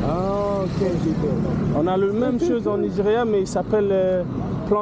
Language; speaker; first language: French; non-native, learner; English